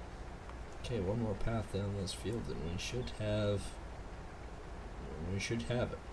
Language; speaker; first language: English; native; English